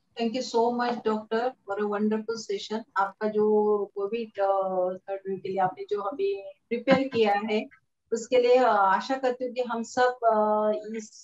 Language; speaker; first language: Hindi; non-native, local second language; Marathi